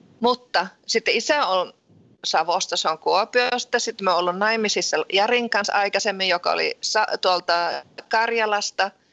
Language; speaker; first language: Finnish; early bilingual, heritage; Finnish